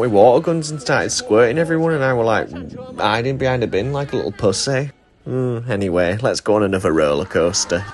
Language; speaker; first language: English; native; English